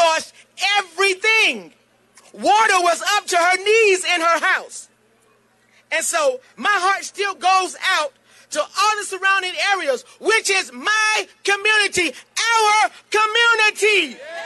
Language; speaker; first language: English; native; English